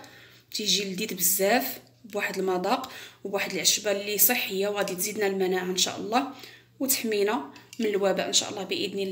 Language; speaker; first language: Arabic; native; Arabic